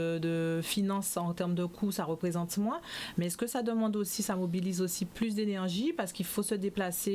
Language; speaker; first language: French; native; French